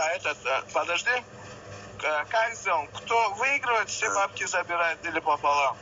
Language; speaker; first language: Russian; native; Russian